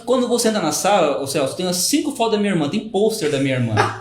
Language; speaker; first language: Portuguese; native; Portuguese